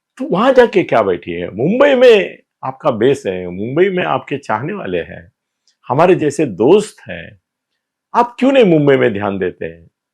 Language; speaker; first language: Hindi; native; Hindi